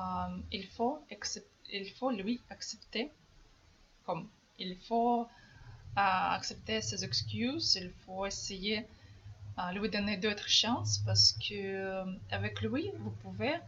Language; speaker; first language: French; non-native, fluent; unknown